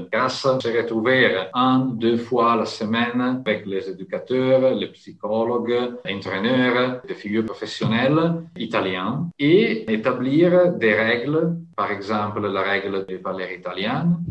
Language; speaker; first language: French; non-native, fluent; Italian